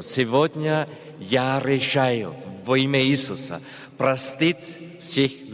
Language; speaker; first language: Russian; non-native, learner; German